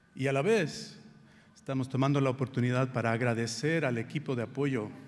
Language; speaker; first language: Spanish; early bilingual, heritage; Spanish